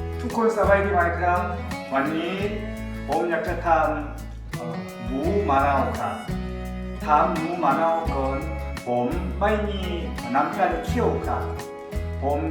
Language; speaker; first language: Thai; non-native, learner; Korean